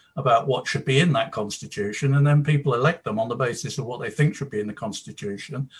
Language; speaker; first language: English; native; English